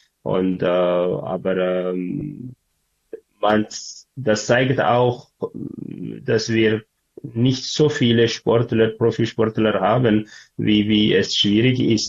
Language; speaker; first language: German; non-native, learner; Tigrinya